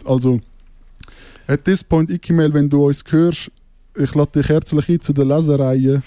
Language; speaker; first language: German; native; German